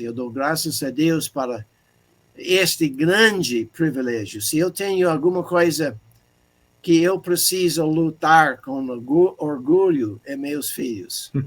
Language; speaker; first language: Portuguese; non-native, fluent; English